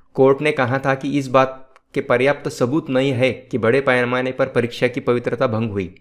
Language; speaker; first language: Hindi; non-native, local second language; Marathi